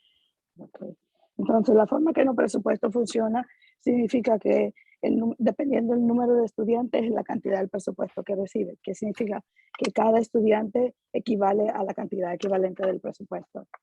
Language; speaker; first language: Spanish; native; Spanish